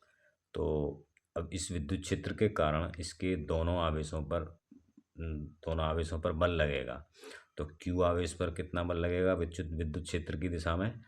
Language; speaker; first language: Hindi; native; Hindi